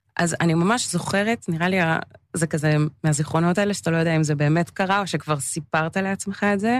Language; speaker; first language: Hebrew; early bilingual, other home language; English